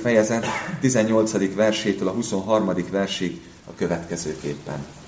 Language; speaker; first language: Hungarian; native; Hungarian